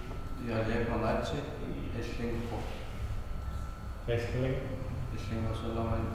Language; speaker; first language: Spanish; non-native, local second language; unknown